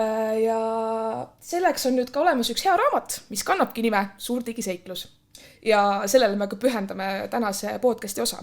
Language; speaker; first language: Estonian; native; Estonian